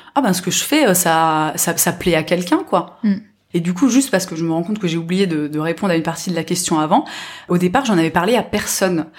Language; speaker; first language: French; native; French